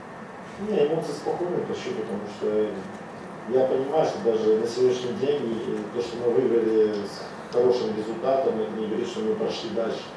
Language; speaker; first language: Russian; native; Russian